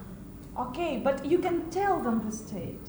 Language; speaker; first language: English; non-native, fluent; Russian